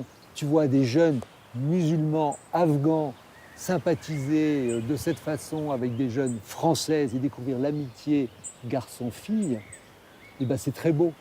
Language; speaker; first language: French; native; French